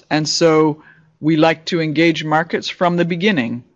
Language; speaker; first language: English; native; English